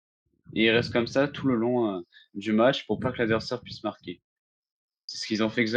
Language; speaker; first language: French; native; French